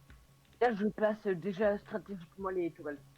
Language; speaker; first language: French; native; French